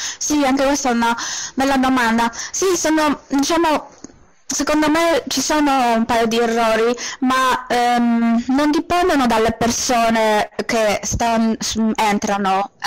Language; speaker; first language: Italian; non-native, fluent; Polish